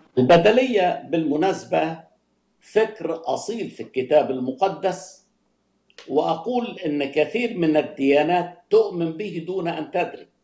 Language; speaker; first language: Arabic; native; Arabic